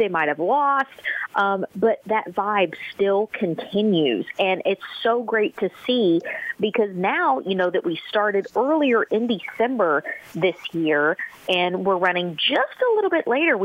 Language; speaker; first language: English; native; English